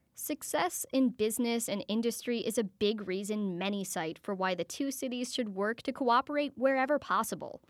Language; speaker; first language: English; native; English